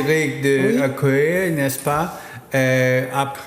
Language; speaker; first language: French; non-native, learner; English